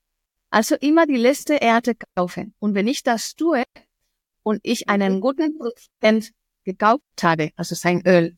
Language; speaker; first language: German; non-native, fluent; Spanish